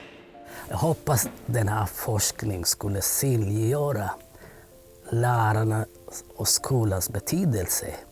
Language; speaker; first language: Swedish; non-native, fluent; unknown